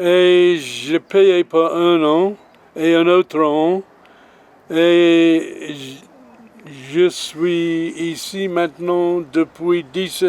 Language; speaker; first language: French; non-native, learner; English